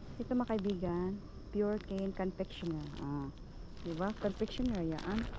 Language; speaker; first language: Filipino; non-native, local second language; Cebuano